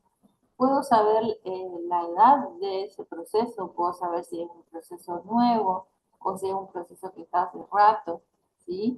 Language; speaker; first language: Spanish; native; Spanish